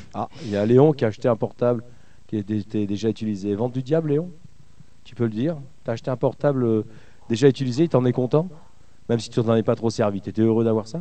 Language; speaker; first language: French; native; French